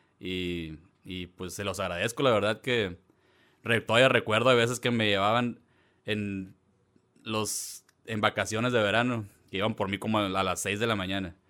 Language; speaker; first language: Spanish; early bilingual, heritage; Spanish